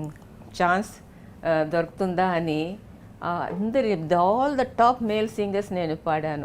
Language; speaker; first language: Telugu; non-native, local second language; Tamil